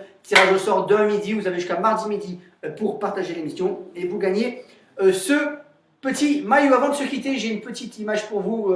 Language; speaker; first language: French; native; French